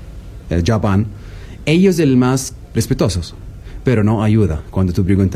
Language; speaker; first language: Spanish; non-native, learner; Arabic